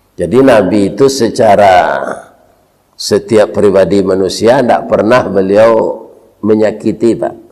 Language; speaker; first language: Malay; non-native, local second language; Minangkabau